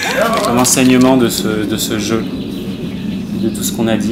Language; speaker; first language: French; native; French